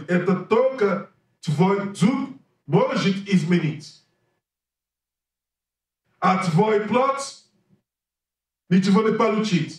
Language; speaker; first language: Russian; non-native, learner; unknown